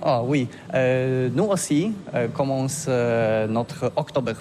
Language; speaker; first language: French; non-native, learner; Polish